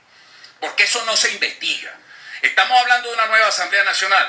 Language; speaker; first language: Spanish; native; Spanish